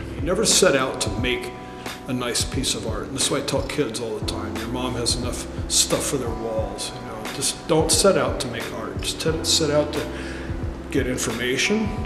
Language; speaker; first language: English; native; English